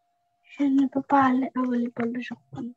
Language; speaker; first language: French; non-native, learner; Russian